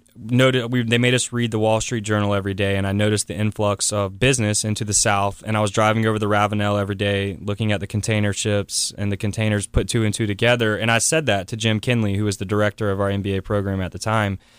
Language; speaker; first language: English; native; English